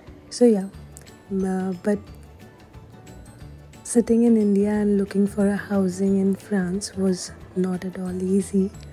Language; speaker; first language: English; non-native, local second language; Hindi